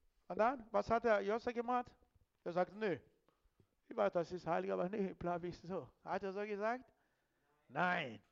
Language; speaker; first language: German; non-native, fluent; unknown